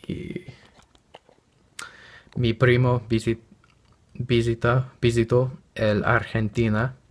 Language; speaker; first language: Spanish; non-native, learner; English